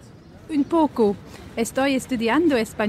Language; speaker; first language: Spanish; non-native, learner; English